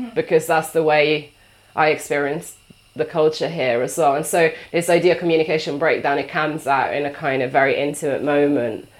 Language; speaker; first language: English; non-native, fluent; Italian